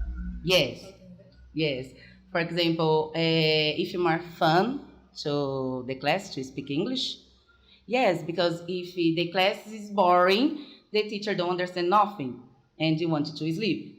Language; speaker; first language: English; non-native, fluent; Portuguese